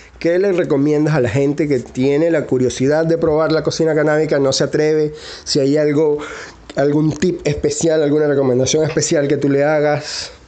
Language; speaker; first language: Spanish; native; Spanish